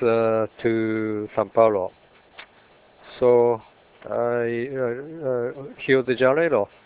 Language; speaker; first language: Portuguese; non-native, learner; Japanese